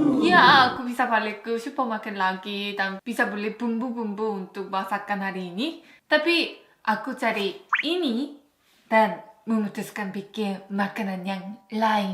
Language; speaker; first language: Indonesian; non-native, fluent; Korean